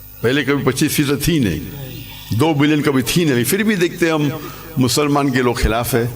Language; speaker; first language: Urdu; non-native, local second language; English